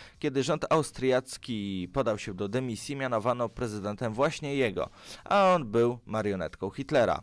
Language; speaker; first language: Polish; native; Polish